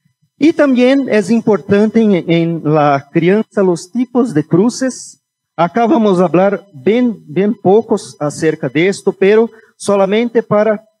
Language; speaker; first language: Spanish; non-native, fluent; Portuguese